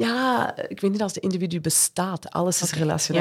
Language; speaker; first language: Dutch; non-native, fluent; English